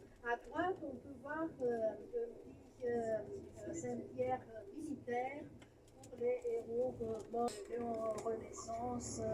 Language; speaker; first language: French; non-native, fluent; Romanian